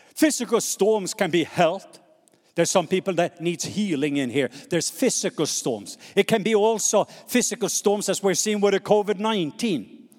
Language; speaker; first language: English; non-native, fluent; Norwegian